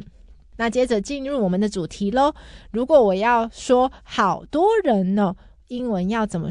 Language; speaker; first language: Chinese; native; Chinese